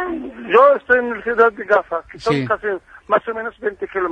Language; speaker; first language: Spanish; non-native, fluent; Arabic